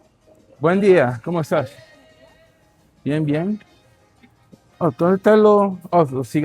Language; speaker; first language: Spanish; non-native, learner; English